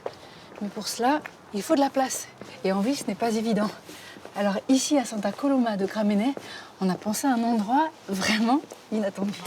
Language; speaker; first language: French; native; French